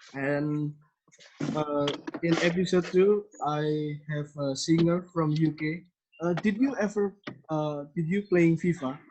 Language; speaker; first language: English; non-native, learner; Indonesian